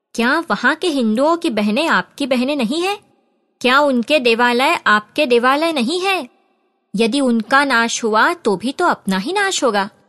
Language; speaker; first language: Hindi; non-native, local second language; Marathi